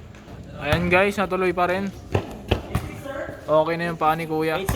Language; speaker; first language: Filipino; non-native, local second language; Bikol